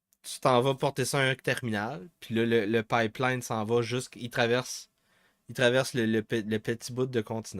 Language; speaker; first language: French; native; French